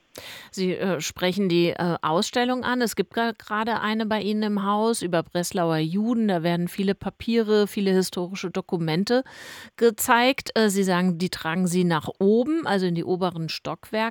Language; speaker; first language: German; native; German